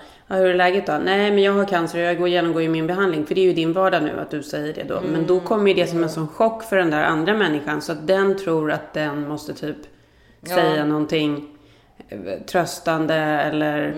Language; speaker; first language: Swedish; native; Swedish